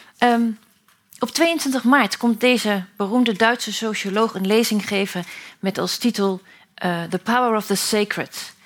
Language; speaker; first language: Dutch; native; Dutch